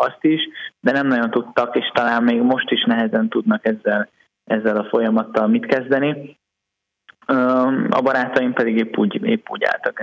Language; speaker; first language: Hungarian; native; Hungarian